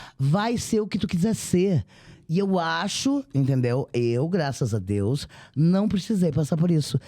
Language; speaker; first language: Portuguese; native; Portuguese